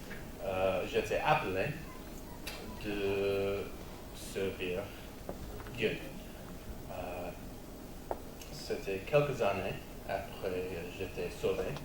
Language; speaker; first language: French; non-native, learner; English